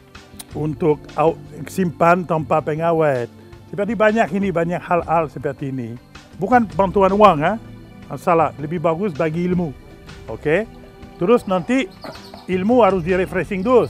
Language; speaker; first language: Indonesian; non-native, learner; French